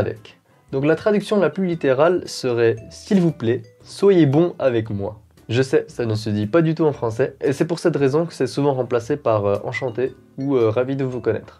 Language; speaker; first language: French; native; French